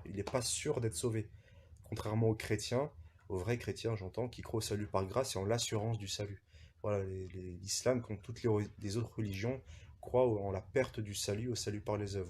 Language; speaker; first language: French; early bilingual, other home language; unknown